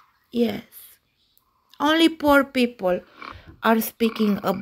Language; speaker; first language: English; non-native, learner; Romanian